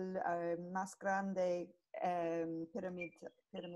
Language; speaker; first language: Spanish; non-native, learner; English